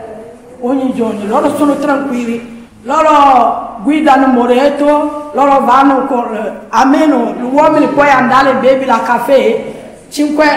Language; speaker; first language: Italian; non-native, learner; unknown